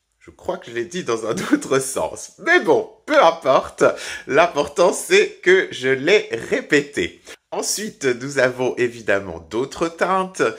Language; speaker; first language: French; native; French